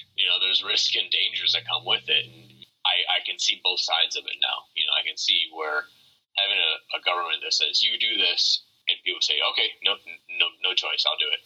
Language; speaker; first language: English; native; English